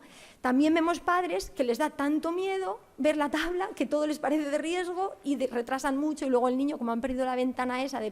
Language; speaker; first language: Spanish; native; Spanish